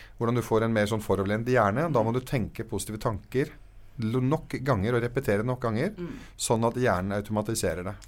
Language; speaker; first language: Norwegian; early bilingual, other home language; Arabic